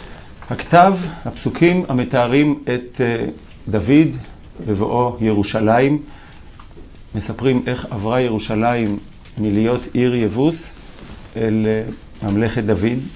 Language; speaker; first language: Hebrew; native; Hebrew